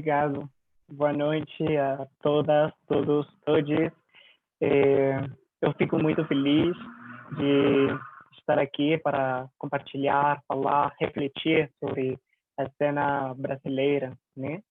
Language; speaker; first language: Portuguese; non-native, fluent; Spanish